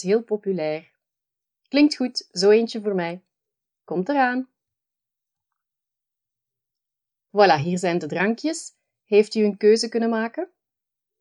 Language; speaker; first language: English; non-native, fluent; Dutch